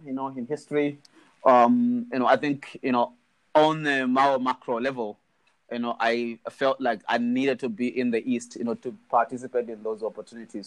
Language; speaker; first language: English; non-native, local second language; Shona